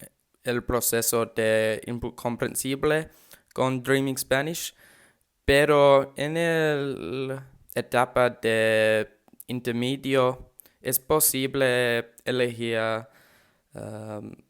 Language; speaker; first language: Spanish; non-native, learner; English